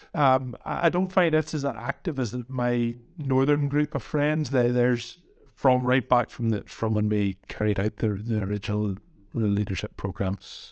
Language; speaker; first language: English; native; English